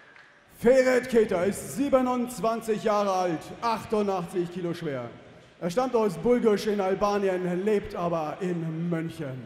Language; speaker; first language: German; native; German